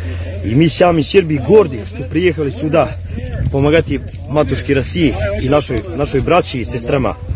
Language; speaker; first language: Russian; non-native, learner; Serbian